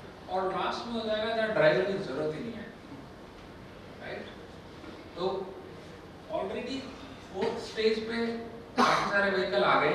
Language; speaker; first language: Hindi; native; Hindi